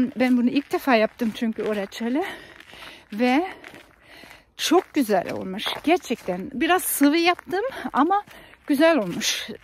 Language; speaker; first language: Turkish; non-native, fluent; German